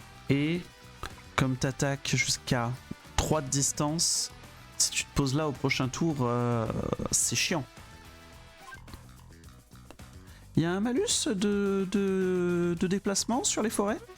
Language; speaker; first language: French; native; French